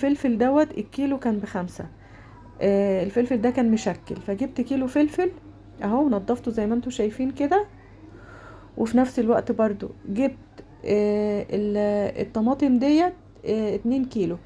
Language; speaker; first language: Arabic; native; Arabic